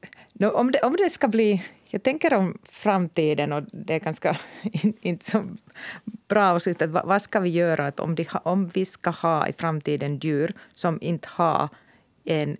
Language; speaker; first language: Swedish; non-native, local second language; Finnish